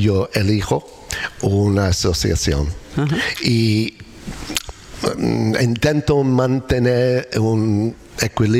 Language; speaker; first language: Spanish; non-native, learner; English